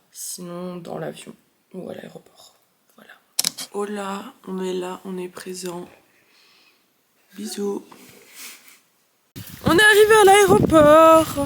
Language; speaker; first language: French; native; French